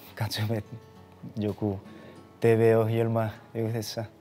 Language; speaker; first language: Finnish; non-native, learner; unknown